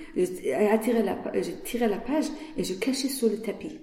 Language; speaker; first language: French; non-native, learner; Persian